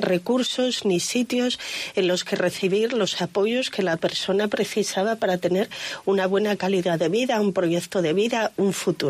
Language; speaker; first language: Spanish; native; Spanish